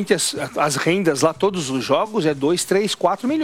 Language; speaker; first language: Portuguese; native; Portuguese